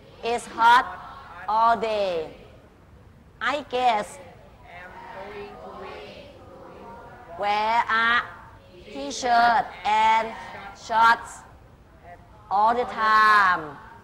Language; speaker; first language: English; non-native, fluent; Thai